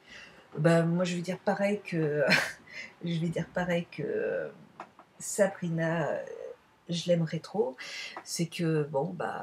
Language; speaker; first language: French; native; French